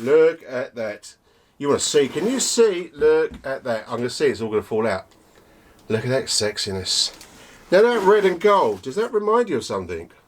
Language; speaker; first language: English; native; English